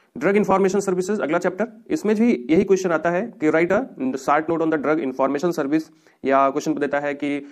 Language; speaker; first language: Hindi; native; Hindi